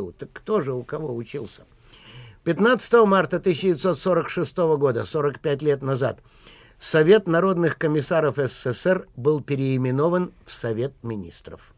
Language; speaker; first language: Russian; native; Russian